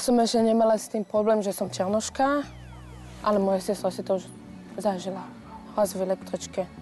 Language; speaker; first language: Slovak; non-native, fluent; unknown